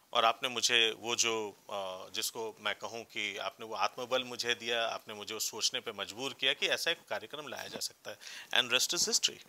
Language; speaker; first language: Hindi; native; Hindi